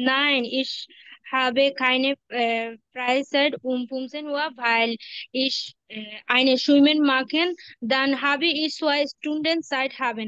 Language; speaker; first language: German; non-native, learner; Bangla